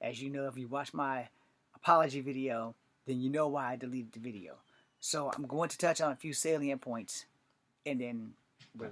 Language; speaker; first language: English; native; English